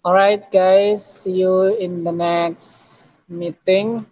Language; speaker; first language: English; non-native, learner; Indonesian